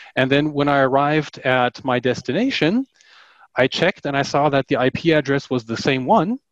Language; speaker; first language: English; non-native, fluent; German